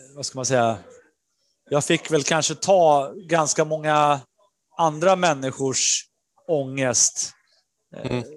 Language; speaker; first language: Swedish; early bilingual, other home language; Spanish